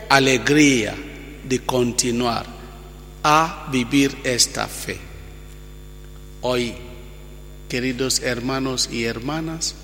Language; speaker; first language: Spanish; non-native, fluent; Italian